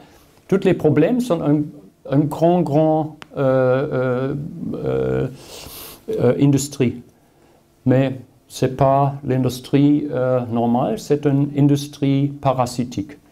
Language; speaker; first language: French; non-native, learner; German